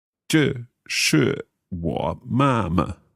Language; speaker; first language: Chinese; non-native, learner; English